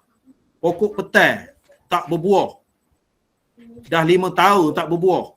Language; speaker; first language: Malay; native; Malay